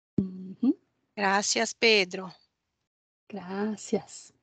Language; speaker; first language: Spanish; non-native, learner; Portuguese